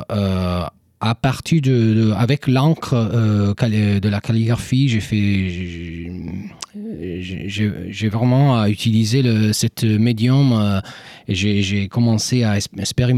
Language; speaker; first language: French; non-native, fluent; Italian